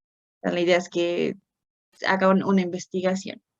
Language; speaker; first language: Spanish; native; Spanish